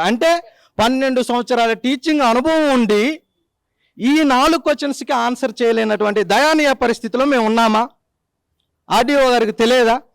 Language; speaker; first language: Telugu; native; Telugu